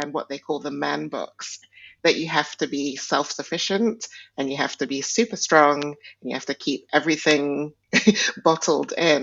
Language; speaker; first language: English; non-native, local second language; Igbo